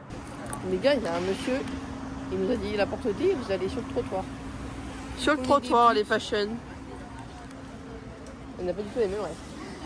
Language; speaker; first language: French; native; French